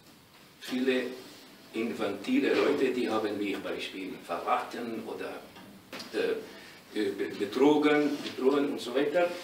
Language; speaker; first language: German; non-native, learner; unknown